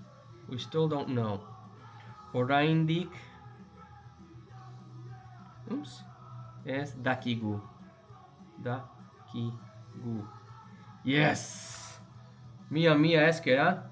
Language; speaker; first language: Basque; non-native, learner; English